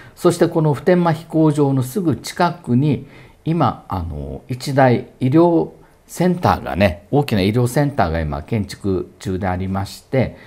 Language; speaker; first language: Japanese; native; Japanese